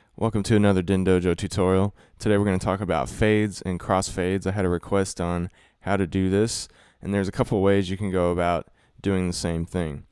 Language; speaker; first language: English; native; English